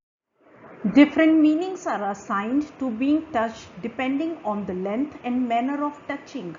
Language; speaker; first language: English; non-native, local second language; Hindi